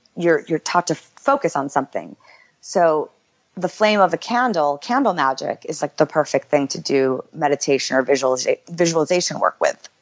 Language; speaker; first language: English; native; English